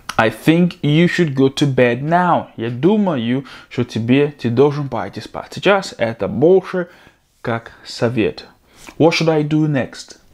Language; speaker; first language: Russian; non-native, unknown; English